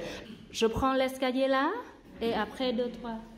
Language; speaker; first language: French; non-native, learner; Vietnamese